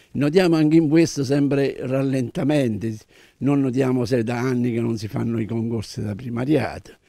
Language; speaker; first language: Italian; native; Italian